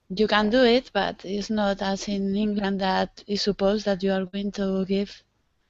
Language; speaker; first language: English; non-native, learner; Spanish